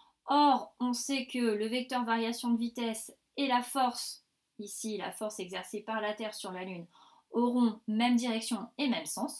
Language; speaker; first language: French; native; French